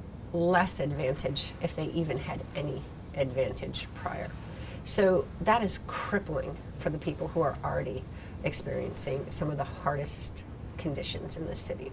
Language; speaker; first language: English; native; English